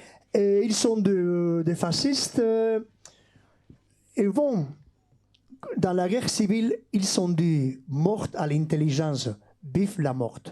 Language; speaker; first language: French; non-native, fluent; Basque